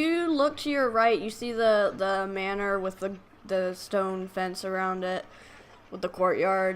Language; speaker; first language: English; native; English